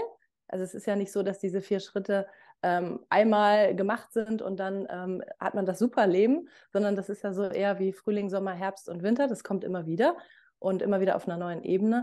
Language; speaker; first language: German; native; German